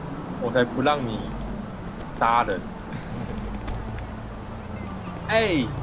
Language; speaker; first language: Chinese; native; Chinese